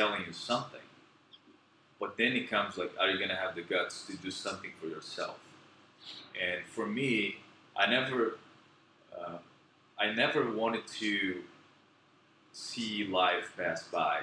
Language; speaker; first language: English; non-native, fluent; Portuguese